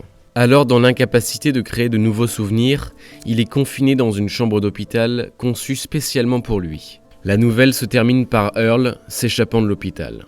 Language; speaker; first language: French; native; French